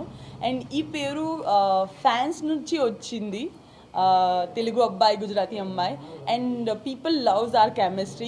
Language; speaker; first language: Telugu; non-native, learner; Gujarati